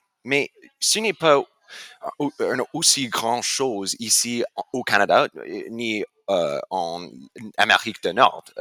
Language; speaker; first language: French; non-native, fluent; English